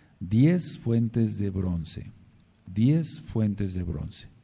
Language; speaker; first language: Spanish; native; Spanish